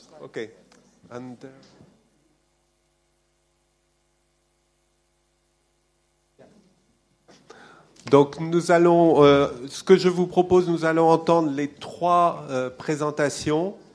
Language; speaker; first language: French; native; French